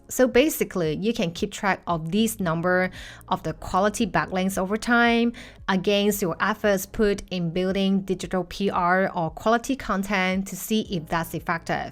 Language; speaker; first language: English; non-native, fluent; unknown